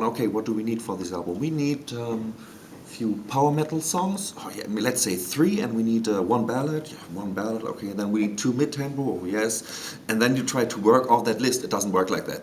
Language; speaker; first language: English; non-native, fluent; German